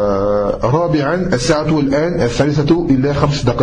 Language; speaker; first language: Arabic; non-native, fluent; French